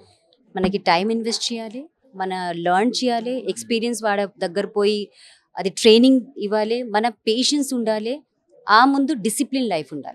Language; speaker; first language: Telugu; non-native, learner; Hindi